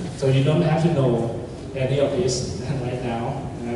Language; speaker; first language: English; non-native, fluent; Thai